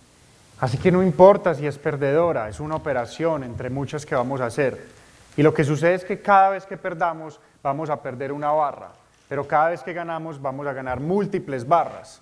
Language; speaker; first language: Spanish; native; Spanish